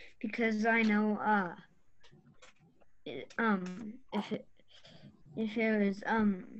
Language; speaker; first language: English; native; English